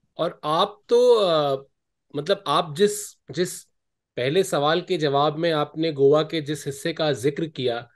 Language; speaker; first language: Hindi; native; Hindi